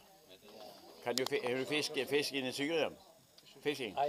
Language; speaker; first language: English; non-native, learner; Swedish